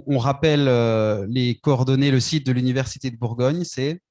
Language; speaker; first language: French; native; French